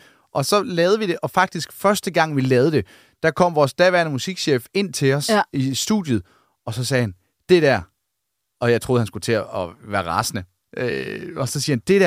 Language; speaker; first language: Danish; native; Danish